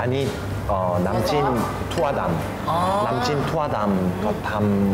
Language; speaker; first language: Thai; non-native, learner; Korean